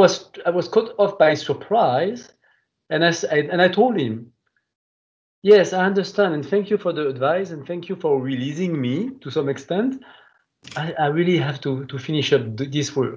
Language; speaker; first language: English; non-native, fluent; French